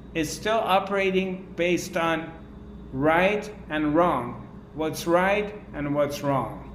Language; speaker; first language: English; non-native, fluent; Persian